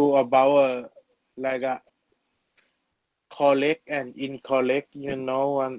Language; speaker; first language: English; non-native, learner; Thai